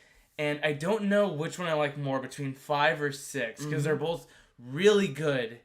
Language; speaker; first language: English; native; English